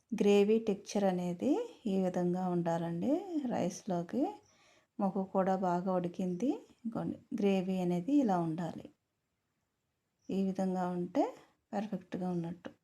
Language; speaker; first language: Telugu; native; Telugu